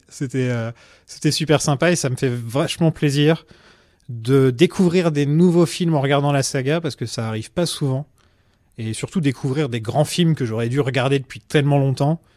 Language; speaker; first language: French; native; French